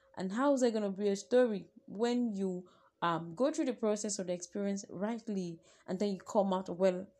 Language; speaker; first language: English; non-native, local second language; Yoruba